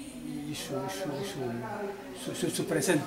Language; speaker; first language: Spanish; non-native, fluent; Arabic